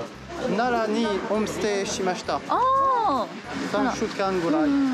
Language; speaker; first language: Japanese; non-native, learner; French